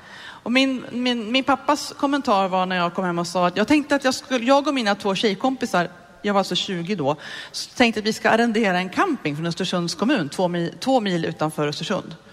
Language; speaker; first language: Swedish; native; Swedish